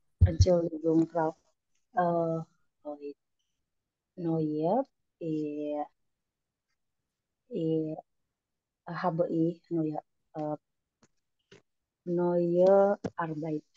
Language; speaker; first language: German; non-native, learner; Indonesian